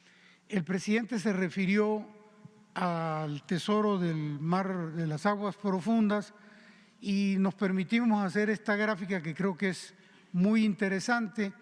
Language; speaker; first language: Spanish; native; Spanish